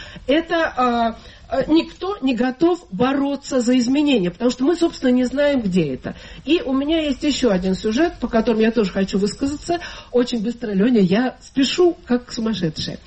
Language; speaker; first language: Russian; native; Russian